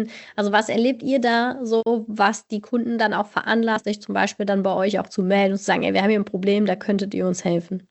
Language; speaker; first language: German; native; German